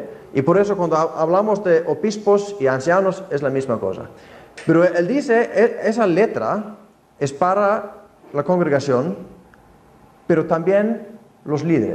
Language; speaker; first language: Spanish; non-native, fluent; Icelandic